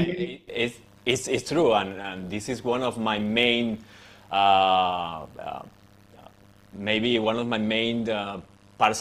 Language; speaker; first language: English; non-native, fluent; Spanish